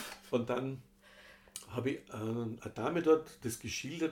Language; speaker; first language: German; native; German